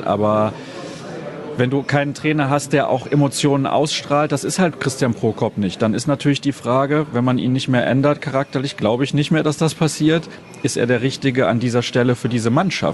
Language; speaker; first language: German; native; German